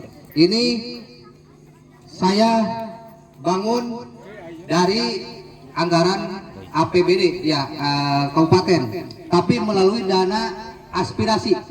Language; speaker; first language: Indonesian; non-native, local second language; Sundanese